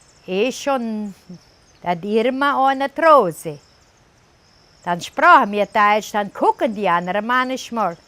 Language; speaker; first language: German; early bilingual, heritage; German